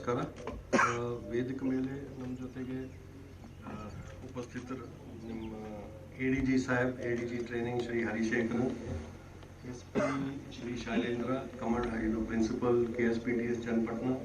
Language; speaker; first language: Kannada; non-native, fluent; Hindi